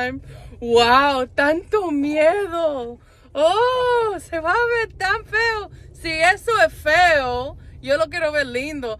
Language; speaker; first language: Spanish; non-native, fluent; English